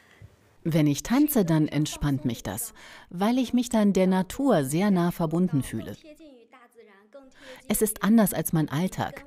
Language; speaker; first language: German; non-native, fluent; Chinese